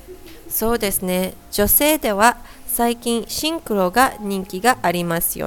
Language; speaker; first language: Japanese; non-native, learner; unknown